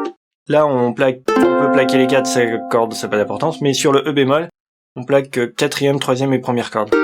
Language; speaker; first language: French; native; French